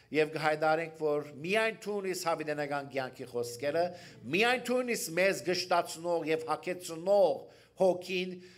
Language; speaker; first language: Armenian; early bilingual, heritage; Armenian